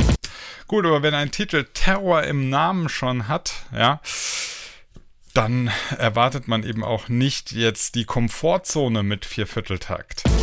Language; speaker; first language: German; native; German